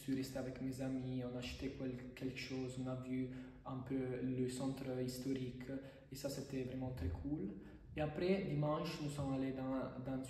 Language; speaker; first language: French; non-native, fluent; Italian